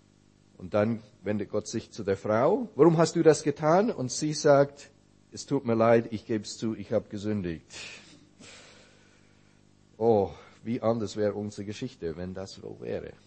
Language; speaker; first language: German; non-native, fluent; English